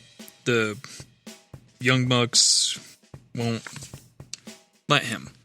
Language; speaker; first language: English; native; English